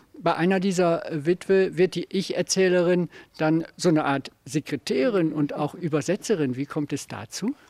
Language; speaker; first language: German; native; German